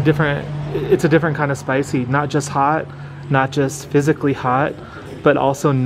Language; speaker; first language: English; native; English